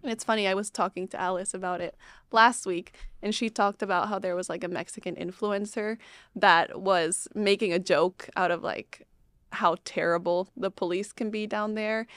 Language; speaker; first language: English; non-native, fluent; Spanish